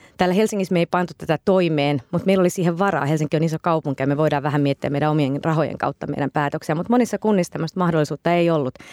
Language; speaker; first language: Finnish; native; Finnish